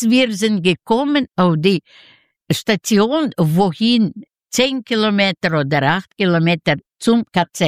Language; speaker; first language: German; non-native, learner; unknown